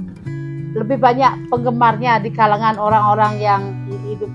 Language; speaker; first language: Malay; non-native, local second language; Balinese